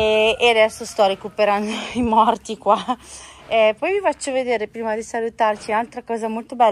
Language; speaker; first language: Italian; native; Italian